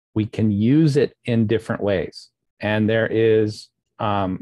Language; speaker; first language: English; native; English